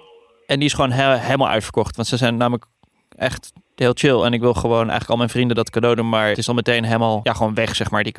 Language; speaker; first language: Dutch; native; Dutch